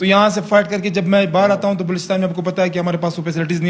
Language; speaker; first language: Urdu; native; Urdu